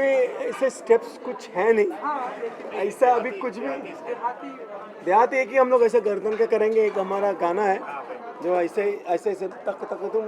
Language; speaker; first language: Hindi; native; Hindi